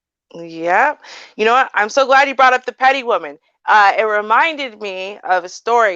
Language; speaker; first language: English; native; English